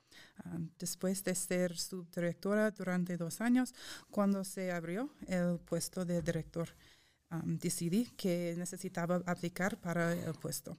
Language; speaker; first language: Spanish; non-native, fluent; English